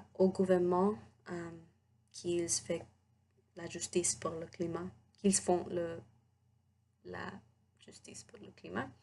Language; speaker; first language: French; non-native, learner; English